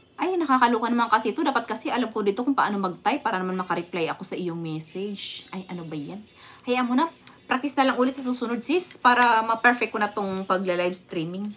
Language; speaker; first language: Filipino; non-native, local second language; Cebuano